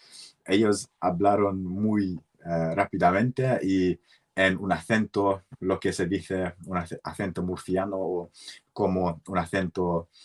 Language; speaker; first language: Spanish; non-native, learner; English